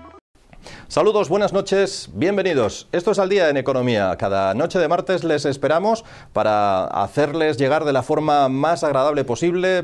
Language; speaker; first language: Spanish; native; Spanish